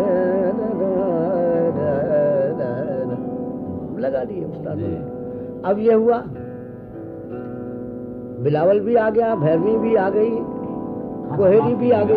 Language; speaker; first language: Urdu; non-native, local second language; Punjabi